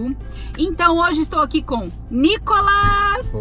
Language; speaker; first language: Portuguese; native; Portuguese